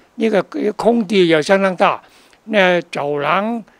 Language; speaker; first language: Chinese; non-native, local second language; Cantonese